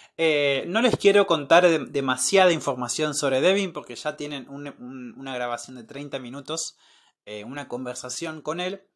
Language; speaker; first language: Spanish; native; Spanish